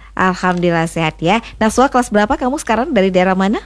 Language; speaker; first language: Indonesian; native; Indonesian